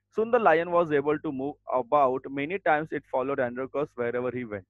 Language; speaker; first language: English; non-native, local second language; Marathi